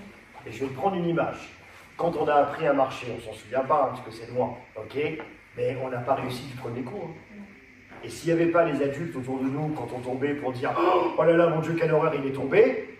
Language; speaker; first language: French; native; French